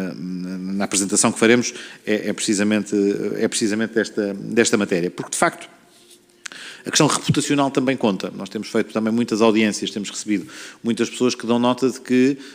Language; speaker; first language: Portuguese; native; Portuguese